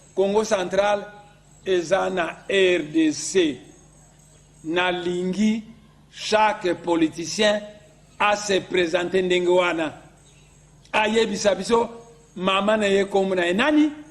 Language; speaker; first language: Lingala; non-native, local second language; Kongo